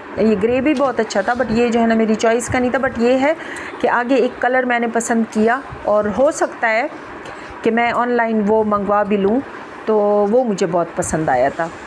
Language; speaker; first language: Urdu; non-native, local second language; Pashto